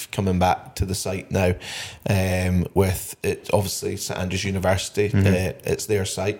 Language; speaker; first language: English; native; English